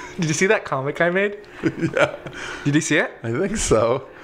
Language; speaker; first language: English; native; English